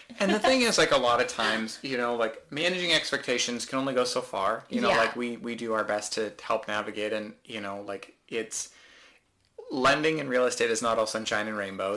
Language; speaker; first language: English; native; English